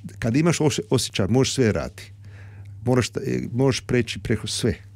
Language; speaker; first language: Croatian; early bilingual, heritage; Croatian